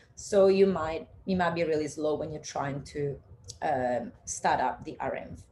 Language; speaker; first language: English; non-native, fluent; Italian